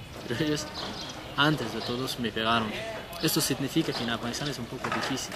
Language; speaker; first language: Spanish; non-native, learner; Persian